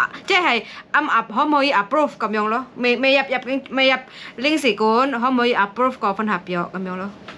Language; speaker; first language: Cantonese; non-native, fluent; Indonesian